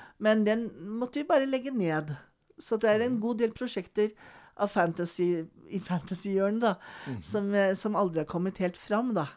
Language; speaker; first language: Norwegian; native; Norwegian